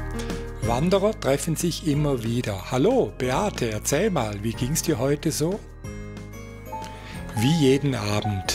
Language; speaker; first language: German; native; German